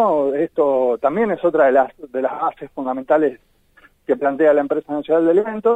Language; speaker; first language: Spanish; native; Spanish